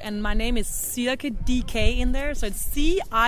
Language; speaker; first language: English; non-native, fluent; Danish